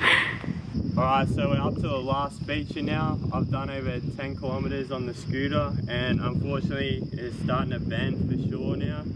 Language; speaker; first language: English; native; English